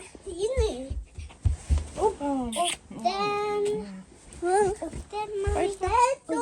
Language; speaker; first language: Swedish; early bilingual, other home language; Mongolian